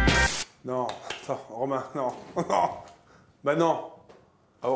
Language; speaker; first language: French; native; French